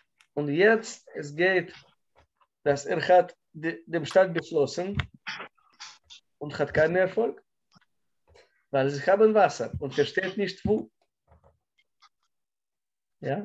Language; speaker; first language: German; non-native, learner; Russian